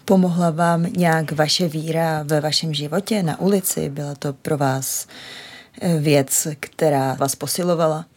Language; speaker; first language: Czech; native; Czech